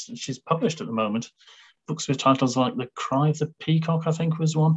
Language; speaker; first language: English; native; English